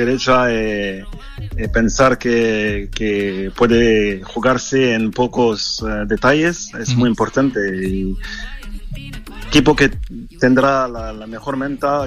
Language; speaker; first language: Spanish; non-native, fluent; French